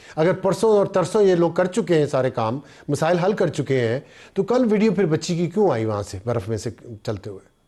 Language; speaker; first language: Urdu; native; Urdu